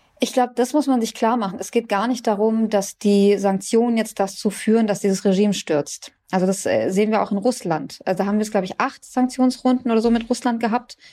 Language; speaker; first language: German; early bilingual, other home language; Persian